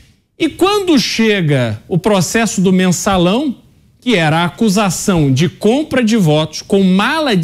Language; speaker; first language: Portuguese; native; Portuguese